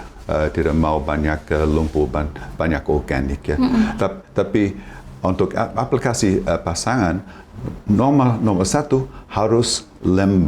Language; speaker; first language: Indonesian; non-native, fluent; English